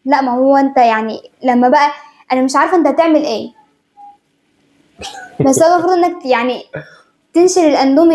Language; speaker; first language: Arabic; native; Arabic